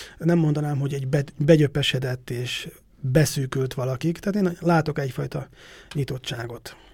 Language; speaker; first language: Hungarian; native; Hungarian